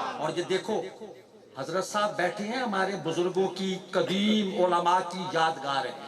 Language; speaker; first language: Urdu; non-native, local second language; Saraiki